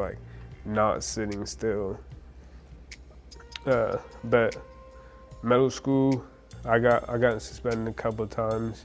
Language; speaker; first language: English; early bilingual, other home language; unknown